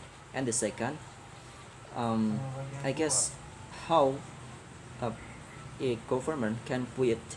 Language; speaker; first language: English; non-native, learner; Indonesian